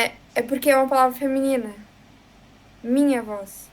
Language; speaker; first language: Portuguese; native; Portuguese